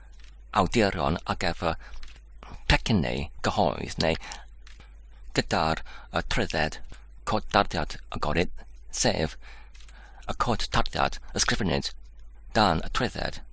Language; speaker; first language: Welsh; non-native, fluent; English